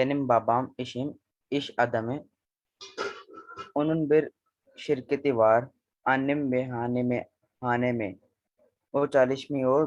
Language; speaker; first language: Turkish; non-native, learner; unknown